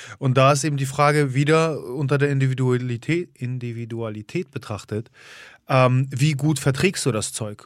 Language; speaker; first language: German; early bilingual, other home language; Polish